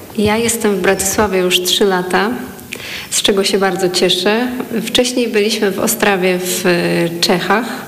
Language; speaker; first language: Polish; native; Polish